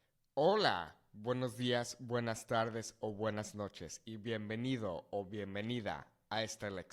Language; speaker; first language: Spanish; non-native, fluent; English